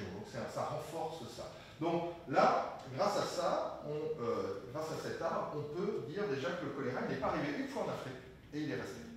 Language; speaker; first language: French; native; French